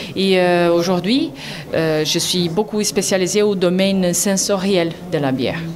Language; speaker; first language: French; non-native, fluent; Portuguese